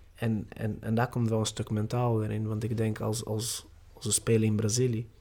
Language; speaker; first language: Dutch; non-native, fluent; Portuguese